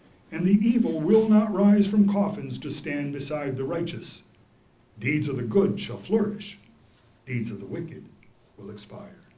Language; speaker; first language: English; early bilingual, other home language; Ukrainian